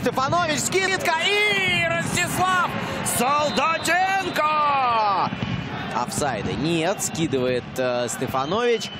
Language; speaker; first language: Russian; native; Russian